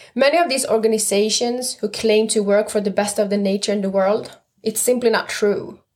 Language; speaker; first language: English; non-native, fluent; Swedish